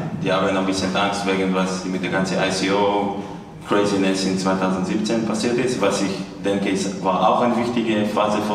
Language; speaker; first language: German; non-native, fluent; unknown